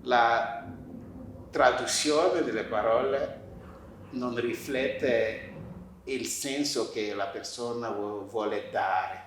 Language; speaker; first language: Italian; non-native, fluent; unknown